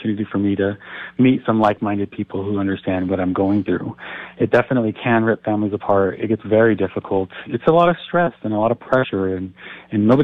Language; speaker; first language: English; native; English